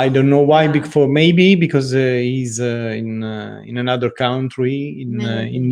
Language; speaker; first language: English; non-native, learner; Italian